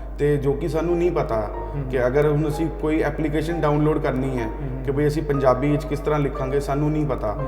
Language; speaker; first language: Punjabi; non-native, local second language; Hindi